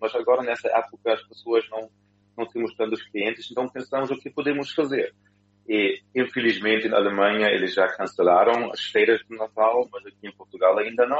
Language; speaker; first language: Portuguese; non-native, fluent; German